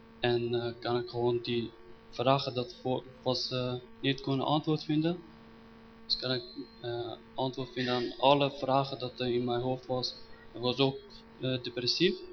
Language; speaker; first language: Dutch; non-native, learner; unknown